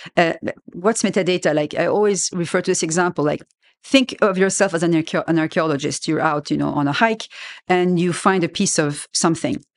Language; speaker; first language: English; non-native, fluent; French